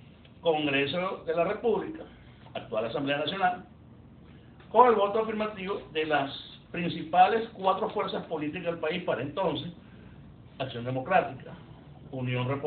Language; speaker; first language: Spanish; native; Spanish